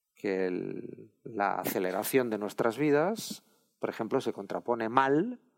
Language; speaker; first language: Spanish; non-native, local second language; Catalan